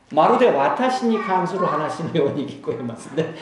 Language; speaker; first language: Japanese; non-native, fluent; Korean